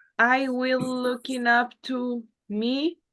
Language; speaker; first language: English; non-native, learner; Spanish